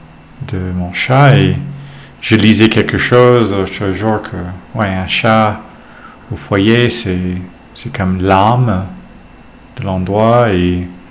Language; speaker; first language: French; non-native, fluent; English